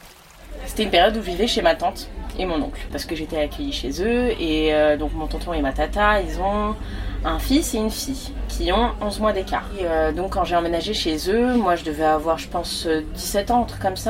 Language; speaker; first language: French; native; French